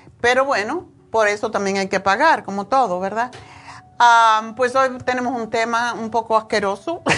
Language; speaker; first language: Spanish; native; Spanish